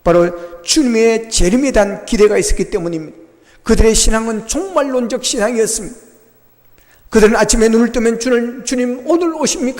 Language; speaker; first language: Korean; native; Korean